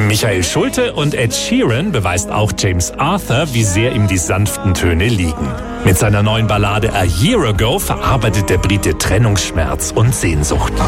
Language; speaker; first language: German; native; German